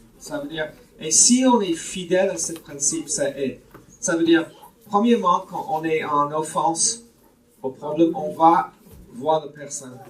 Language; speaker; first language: French; non-native, fluent; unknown